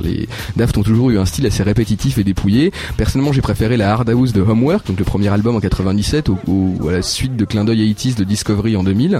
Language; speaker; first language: French; native; French